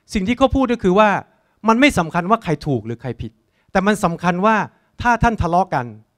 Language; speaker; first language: Thai; native; Thai